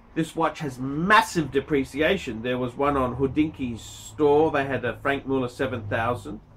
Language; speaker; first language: English; native; English